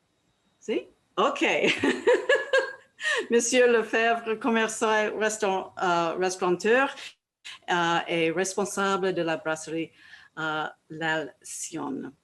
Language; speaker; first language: French; non-native, learner; English